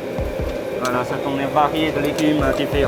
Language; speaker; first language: French; non-native, fluent; Chinese